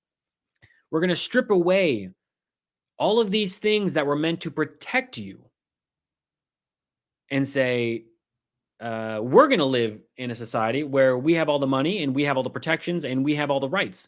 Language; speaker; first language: English; native; English